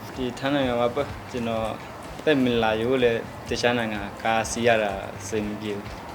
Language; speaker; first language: Burmese; non-native, local second language; Karen languages